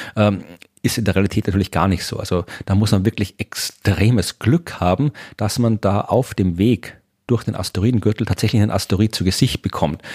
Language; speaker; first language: German; native; German